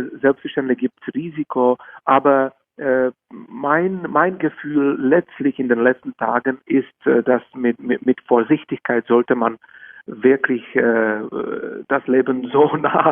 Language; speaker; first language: German; non-native, fluent; Czech